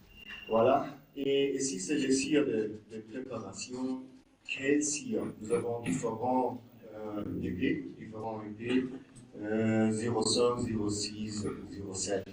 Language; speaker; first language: French; non-native, learner; German